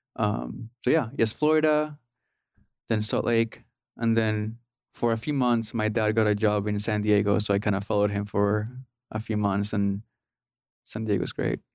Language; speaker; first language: English; early bilingual, other home language; Spanish